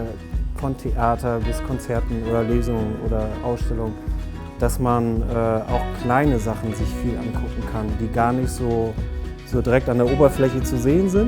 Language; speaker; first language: German; native; German